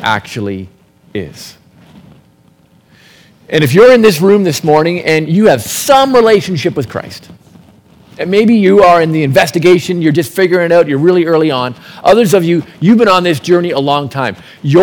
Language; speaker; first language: English; native; English